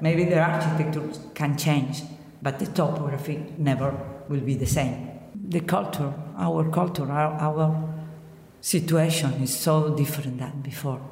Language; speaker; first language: English; non-native, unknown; Catalan